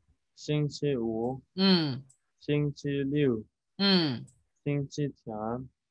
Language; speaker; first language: Chinese; non-native, learner; Korean